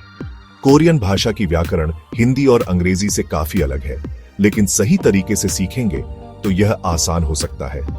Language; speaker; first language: Hindi; native; Hindi